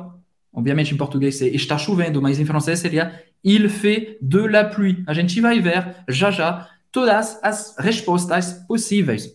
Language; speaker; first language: Portuguese; non-native, fluent; French